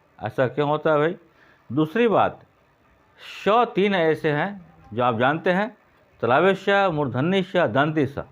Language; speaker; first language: Hindi; native; Hindi